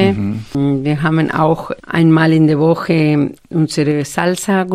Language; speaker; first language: German; non-native, fluent; Spanish